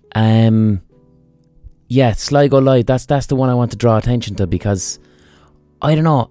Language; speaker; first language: English; native; English